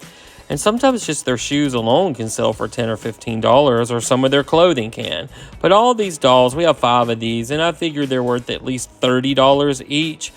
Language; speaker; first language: English; native; English